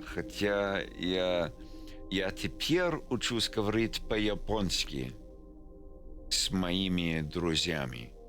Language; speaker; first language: Russian; non-native, learner; English